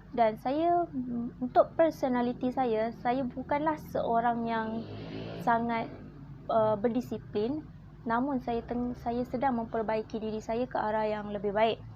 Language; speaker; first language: Malay; native; Malay